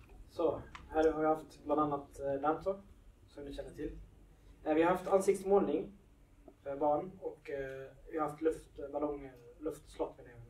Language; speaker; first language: Swedish; early bilingual, other home language; Somali